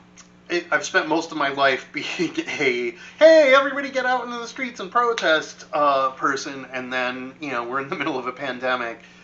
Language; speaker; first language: English; native; English